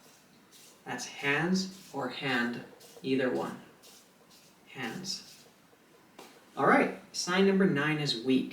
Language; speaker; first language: English; native; English